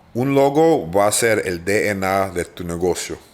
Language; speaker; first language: Spanish; early bilingual, heritage; Spanish